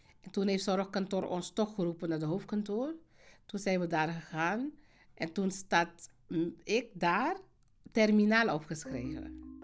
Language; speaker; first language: Dutch; non-native, fluent; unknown